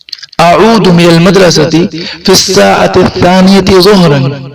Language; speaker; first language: Arabic; non-native, fluent; Urdu